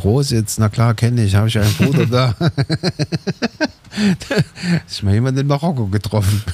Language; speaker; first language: German; native; German